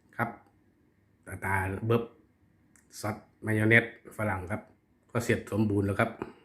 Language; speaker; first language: Thai; native; Thai